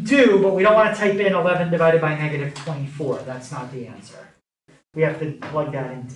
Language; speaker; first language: English; native; English